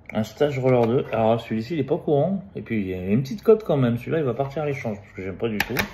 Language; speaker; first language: French; native; French